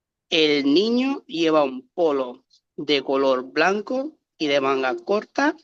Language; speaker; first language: Spanish; non-native, learner; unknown